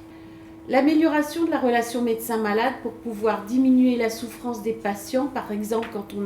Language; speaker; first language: French; native; French